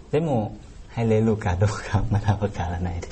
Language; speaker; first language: Japanese; non-native, learner; Thai